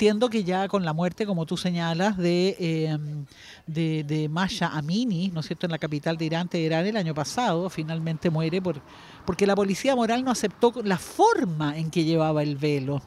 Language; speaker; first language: Spanish; native; Spanish